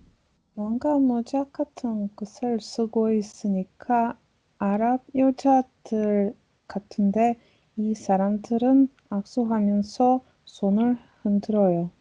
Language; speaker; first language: Korean; non-native, learner; Latvian